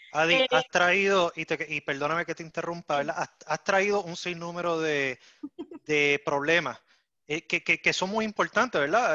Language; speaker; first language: Spanish; native; Spanish